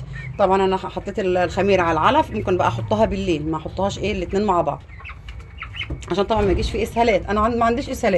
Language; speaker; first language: Arabic; native; Arabic